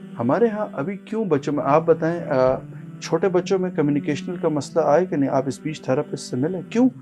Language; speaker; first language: Urdu; non-native, local second language; Pashto